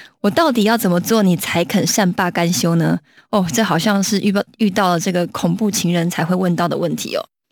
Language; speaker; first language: Chinese; native; Chinese